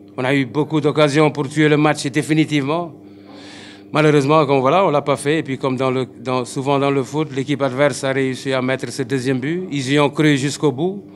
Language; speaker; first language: French; non-native, local second language; Wolof